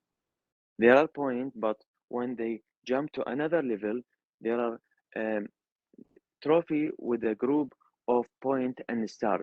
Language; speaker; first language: English; non-native, learner; Arabic